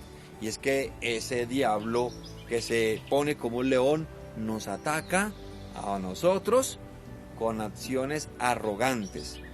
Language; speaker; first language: Spanish; native; Spanish